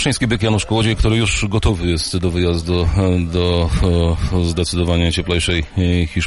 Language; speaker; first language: Polish; native; Polish